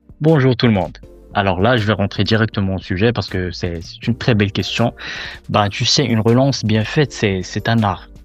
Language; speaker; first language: French; non-native, local second language; Arabic